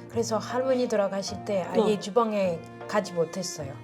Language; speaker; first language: Korean; non-native, fluent; French